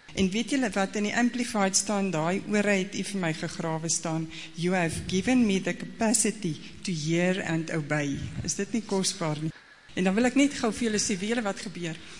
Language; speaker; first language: Afrikaans; native; Afrikaans